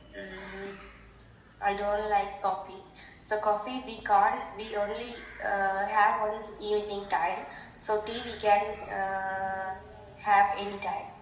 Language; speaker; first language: English; non-native, learner; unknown